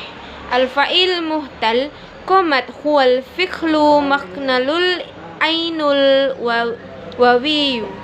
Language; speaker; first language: Arabic; non-native, learner; Indonesian